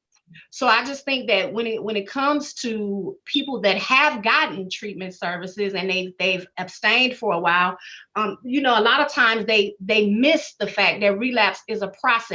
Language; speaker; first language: English; native; English